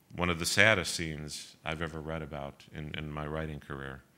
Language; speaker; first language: English; native; English